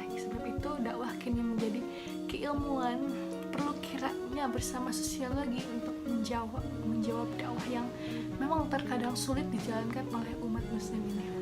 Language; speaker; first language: Indonesian; native; Indonesian